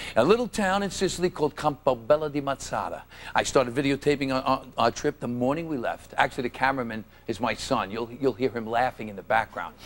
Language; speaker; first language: English; native; English